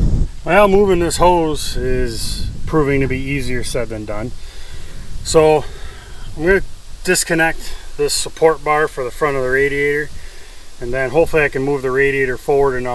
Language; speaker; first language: English; native; English